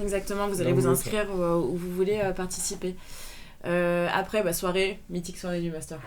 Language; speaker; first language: French; native; French